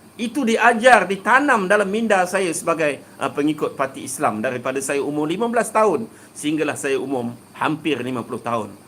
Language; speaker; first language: Malay; native; Malay